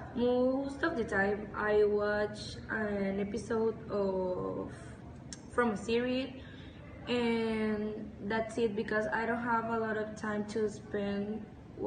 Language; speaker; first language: English; non-native, learner; Spanish